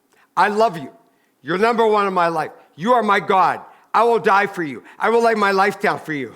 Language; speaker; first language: English; native; English